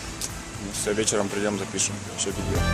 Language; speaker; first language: Russian; native; Russian